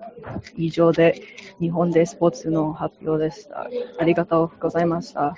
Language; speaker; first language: Japanese; non-native, learner; English